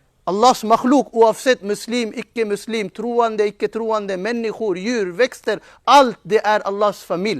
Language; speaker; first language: Swedish; non-native, fluent; Urdu